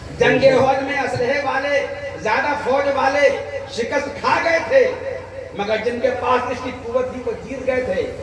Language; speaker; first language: Urdu; native; Urdu